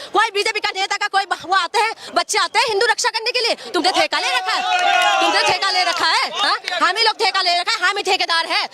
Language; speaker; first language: Hindi; non-native, local second language; Assamese